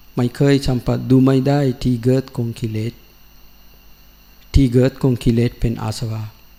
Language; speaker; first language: Thai; non-native, learner; Sinhala